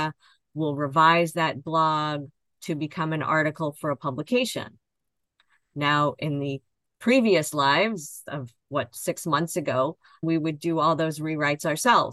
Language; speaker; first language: English; native; English